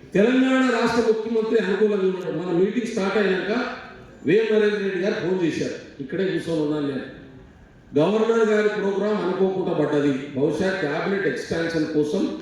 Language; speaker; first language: Telugu; non-native, local second language; Lambadi